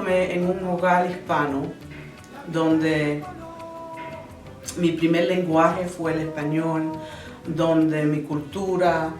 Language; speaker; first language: Spanish; early bilingual, other home language; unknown